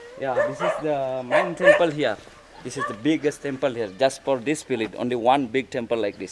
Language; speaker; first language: English; non-native, learner; Indonesian